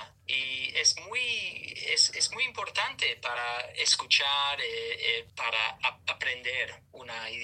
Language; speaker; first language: Spanish; non-native, learner; English